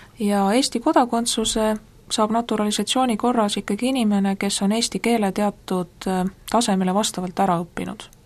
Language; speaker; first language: Estonian; native; Estonian